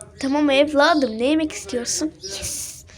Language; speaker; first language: Turkish; early bilingual, other home language; Arabic